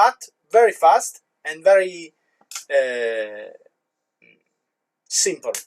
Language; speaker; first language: English; non-native, learner; Italian